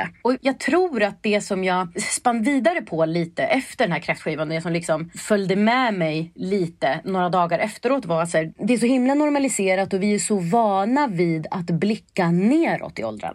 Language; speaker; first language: Swedish; native; Swedish